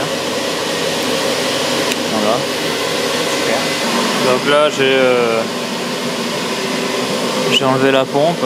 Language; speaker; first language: French; native; French